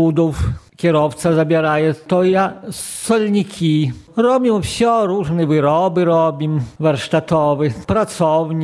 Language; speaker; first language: Polish; non-native, local second language; Belarusian